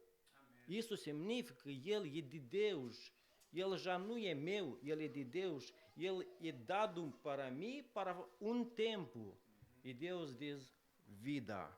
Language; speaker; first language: Portuguese; non-native, learner; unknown